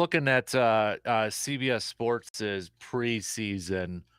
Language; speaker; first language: English; native; English